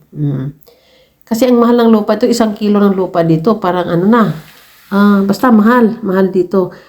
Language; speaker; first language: Filipino; native; Filipino